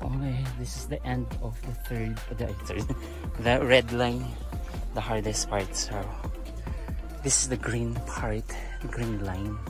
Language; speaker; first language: English; non-native, local second language; Korean